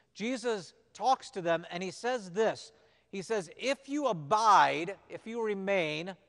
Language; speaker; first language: English; native; English